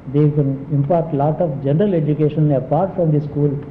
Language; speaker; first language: English; non-native, local second language; Telugu